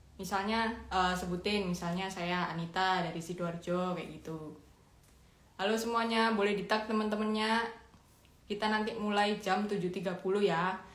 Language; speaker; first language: Indonesian; native; Indonesian